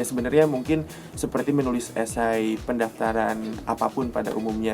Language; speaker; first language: Indonesian; native; Indonesian